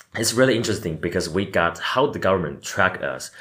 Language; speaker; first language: English; non-native, fluent; Chinese